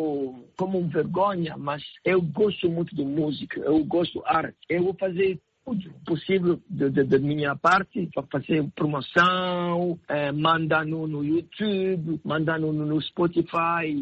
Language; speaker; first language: Portuguese; non-native, learner; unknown